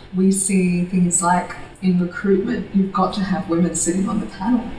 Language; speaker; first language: English; native; English